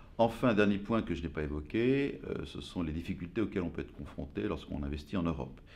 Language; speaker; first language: French; native; French